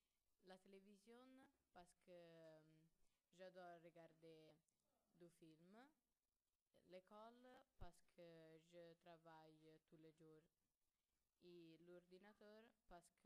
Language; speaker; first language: French; non-native, learner; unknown